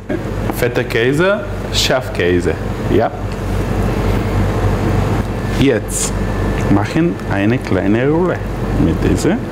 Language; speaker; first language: German; non-native, learner; Greek